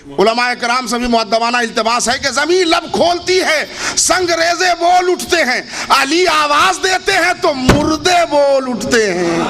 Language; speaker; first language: Urdu; native; Urdu